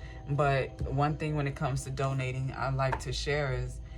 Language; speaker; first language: English; native; English